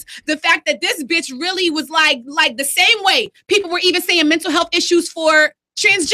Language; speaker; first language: English; native; English